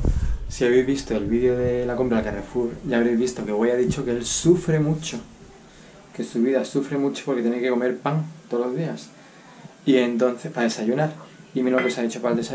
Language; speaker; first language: Spanish; native; Spanish